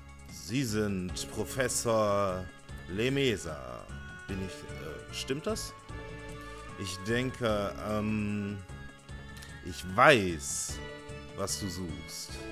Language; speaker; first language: German; native; German